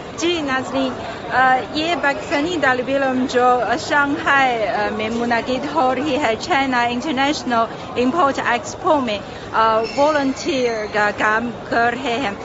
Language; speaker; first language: Urdu; non-native, fluent; Chinese